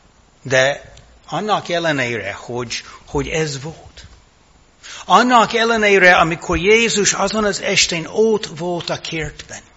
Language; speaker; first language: Hungarian; non-native, fluent; English